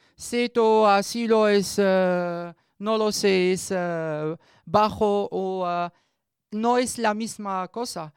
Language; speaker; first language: Spanish; non-native, learner; Arabic